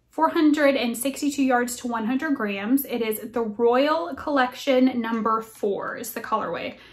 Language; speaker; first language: English; native; English